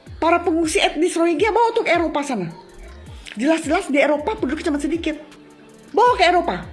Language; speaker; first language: Indonesian; native; Indonesian